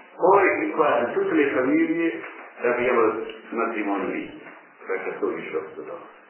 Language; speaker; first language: Italian; non-native, fluent; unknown